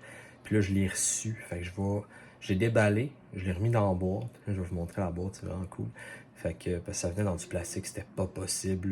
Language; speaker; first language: French; native; French